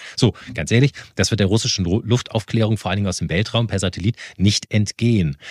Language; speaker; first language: German; native; German